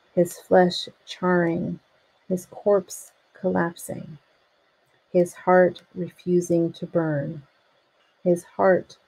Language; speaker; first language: English; native; English